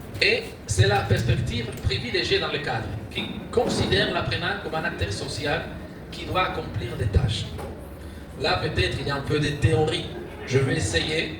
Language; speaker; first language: French; non-native, fluent; Spanish